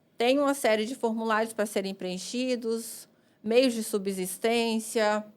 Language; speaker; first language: Portuguese; native; Portuguese